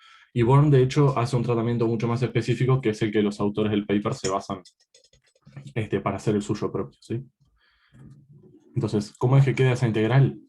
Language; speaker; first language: Spanish; native; Spanish